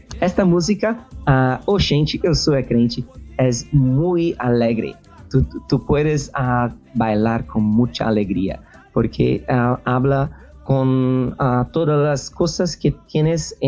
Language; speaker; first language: Spanish; non-native, fluent; Portuguese